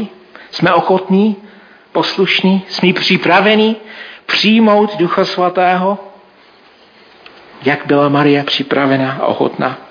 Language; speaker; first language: Czech; non-native, fluent; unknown